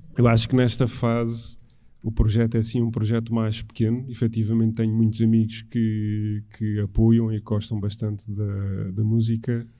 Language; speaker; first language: Portuguese; native; Portuguese